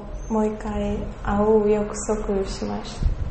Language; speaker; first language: Japanese; non-native, learner; Russian